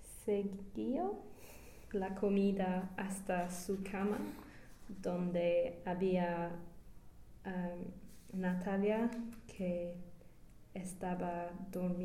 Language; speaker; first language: Spanish; non-native, learner; English